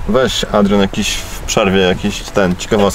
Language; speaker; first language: Polish; native; Polish